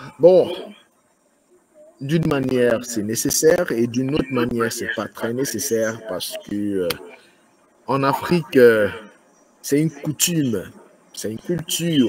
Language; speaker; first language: French; non-native, fluent; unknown